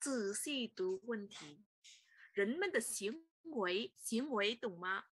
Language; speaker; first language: Chinese; non-native, fluent; Vietnamese